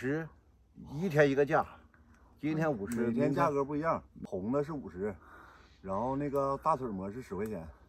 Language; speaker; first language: Chinese; native; Chinese